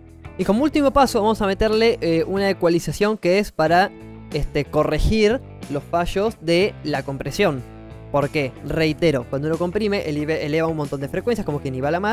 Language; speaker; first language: Spanish; native; Spanish